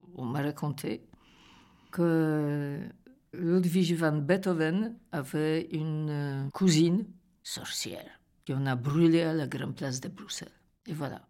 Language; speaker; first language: French; non-native, fluent; Polish